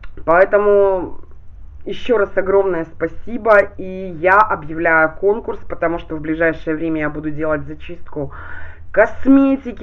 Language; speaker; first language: Russian; native; Russian